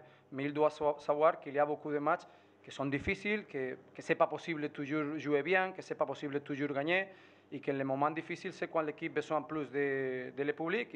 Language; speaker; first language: French; non-native, fluent; Spanish